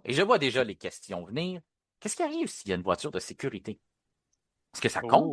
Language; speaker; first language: French; native; French